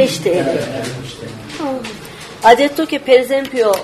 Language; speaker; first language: Italian; non-native, learner; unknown